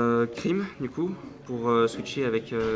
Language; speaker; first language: French; native; French